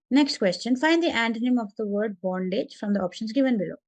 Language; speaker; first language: English; non-native, local second language; Malayalam